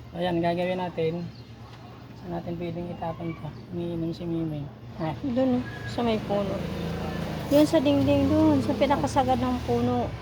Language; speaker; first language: Filipino; native; Filipino